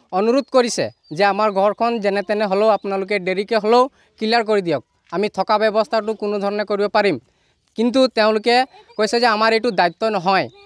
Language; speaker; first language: Assamese; non-native, local second language; Sadri